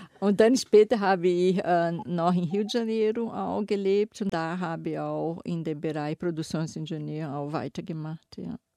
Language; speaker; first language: German; non-native, fluent; Portuguese